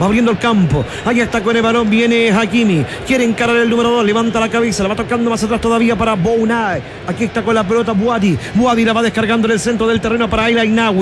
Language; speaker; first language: Spanish; native; Spanish